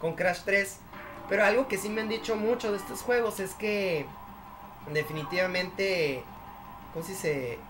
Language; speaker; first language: Spanish; native; Spanish